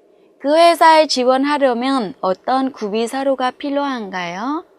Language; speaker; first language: Korean; non-native, fluent; Vietnamese